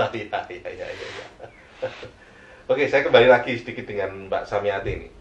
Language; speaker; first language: Indonesian; native; Indonesian